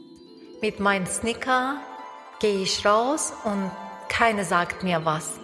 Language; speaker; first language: German; non-native, fluent; Persian